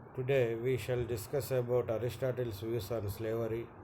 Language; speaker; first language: English; non-native, local second language; Telugu